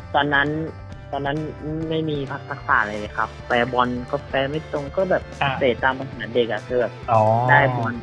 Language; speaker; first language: Thai; early bilingual, heritage; Thai